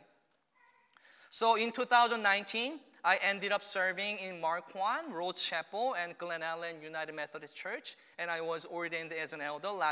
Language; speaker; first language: English; non-native, fluent; Korean